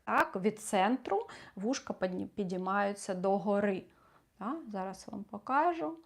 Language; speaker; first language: Ukrainian; non-native, local second language; Russian